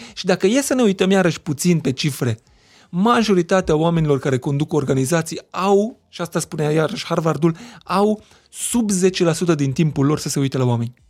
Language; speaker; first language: Romanian; non-native, local second language; Hungarian